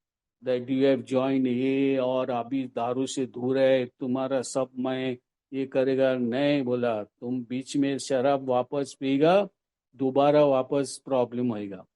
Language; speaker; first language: Hindi; non-native, local second language; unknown